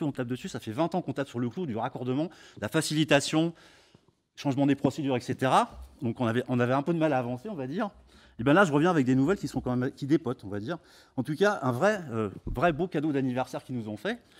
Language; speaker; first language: French; native; French